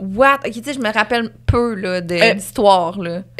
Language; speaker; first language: French; native; French